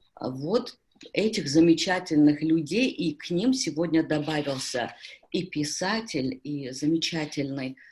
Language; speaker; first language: Russian; native; Russian